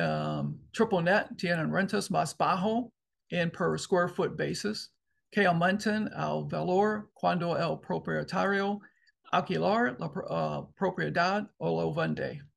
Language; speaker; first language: Spanish; non-native, learner; English